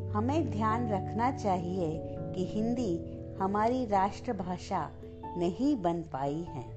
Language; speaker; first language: Hindi; non-native, local second language; Kannada